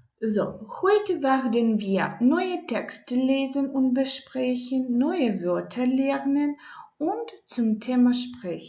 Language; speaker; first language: German; non-native, learner; Ukrainian